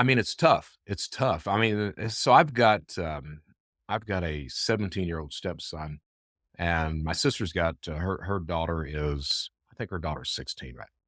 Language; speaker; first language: English; native; English